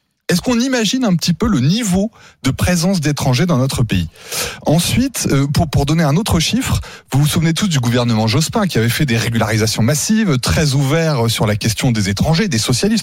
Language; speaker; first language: French; native; French